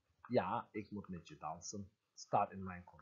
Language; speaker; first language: Dutch; non-native, fluent; Turkish